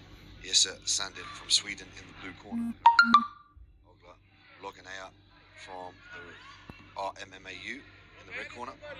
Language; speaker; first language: English; native; English